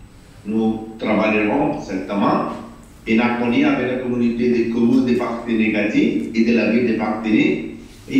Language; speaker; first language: French; non-native, learner; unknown